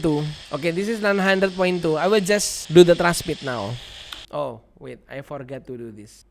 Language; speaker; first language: English; non-native, learner; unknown